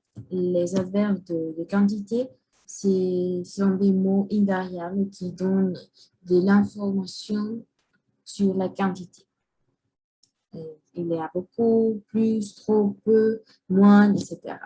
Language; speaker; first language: French; non-native, learner; Spanish